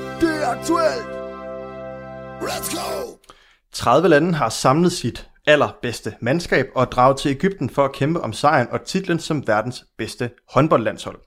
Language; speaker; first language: Danish; native; Danish